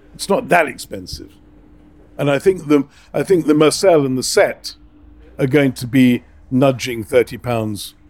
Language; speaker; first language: English; native; English